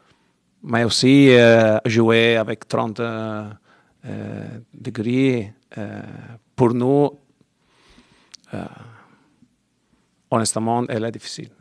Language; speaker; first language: French; non-native, learner; Italian